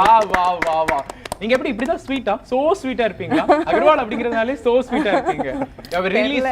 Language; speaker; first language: Tamil; native; Tamil